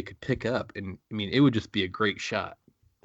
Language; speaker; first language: English; native; English